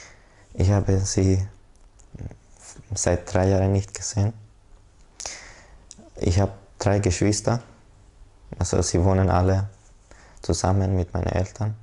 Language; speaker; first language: German; non-native, learner; Persian